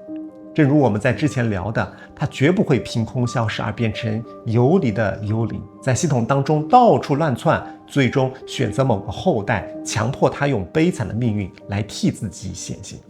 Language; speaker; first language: Chinese; native; Chinese